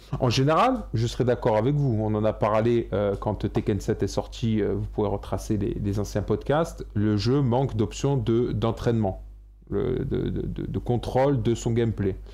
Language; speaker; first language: French; native; French